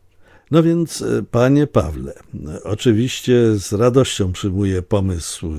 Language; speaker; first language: Polish; native; Polish